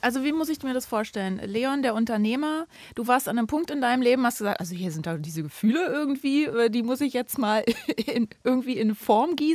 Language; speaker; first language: German; native; German